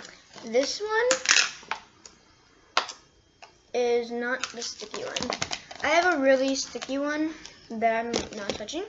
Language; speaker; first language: English; native; English